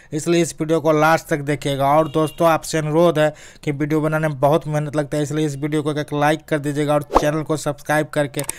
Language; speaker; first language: Hindi; native; Hindi